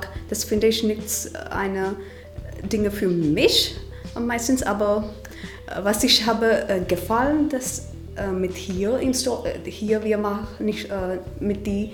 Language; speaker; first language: German; non-native, learner; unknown